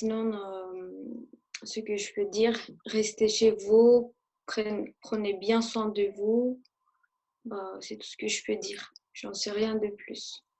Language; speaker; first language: French; early bilingual, other home language; Turkish